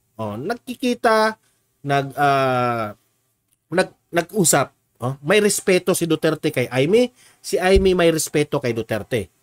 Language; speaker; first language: Filipino; non-native, local second language; Cebuano